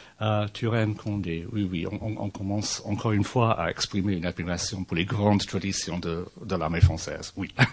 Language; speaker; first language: French; non-native, fluent; English